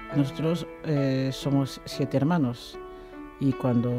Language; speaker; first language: Spanish; non-native, fluent; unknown